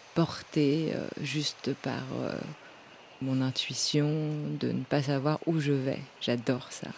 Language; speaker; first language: French; native; French